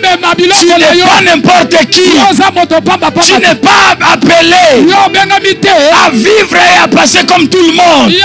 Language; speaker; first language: French; non-native, local second language; Lingala